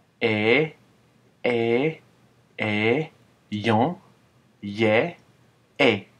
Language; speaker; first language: French; non-native, fluent; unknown